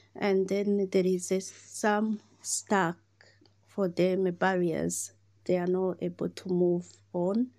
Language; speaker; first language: English; non-native, learner; Rundi